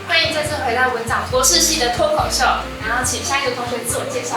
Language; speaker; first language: Chinese; native; Chinese